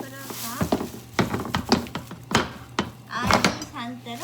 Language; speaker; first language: Korean; non-native, fluent; Japanese